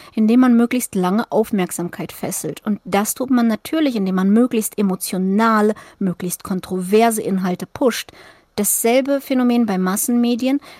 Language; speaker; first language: German; early bilingual, other home language; Russian